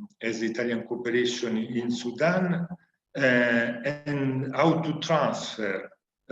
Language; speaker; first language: English; non-native, learner; Italian